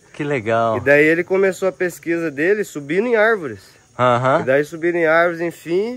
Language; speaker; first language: Portuguese; native; Portuguese